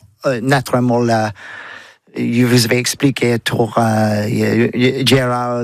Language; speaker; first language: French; non-native, learner; English